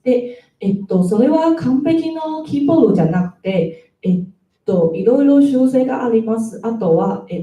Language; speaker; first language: Japanese; non-native, learner; Chinese